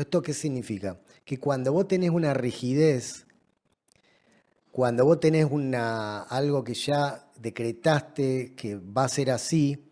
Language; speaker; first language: Spanish; native; Spanish